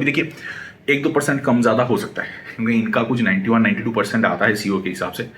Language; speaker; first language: Hindi; non-native, local second language; Bangla